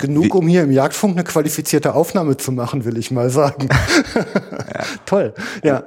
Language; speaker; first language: German; native; German